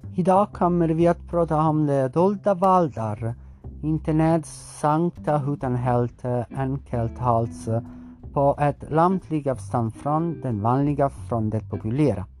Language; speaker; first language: Swedish; non-native, learner; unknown